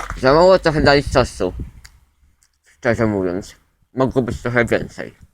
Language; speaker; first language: Polish; native; Polish